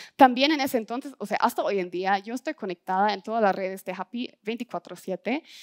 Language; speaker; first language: Spanish; non-native, fluent; German